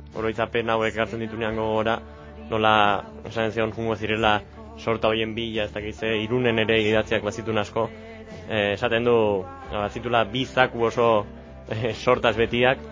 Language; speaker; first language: Basque; native; Basque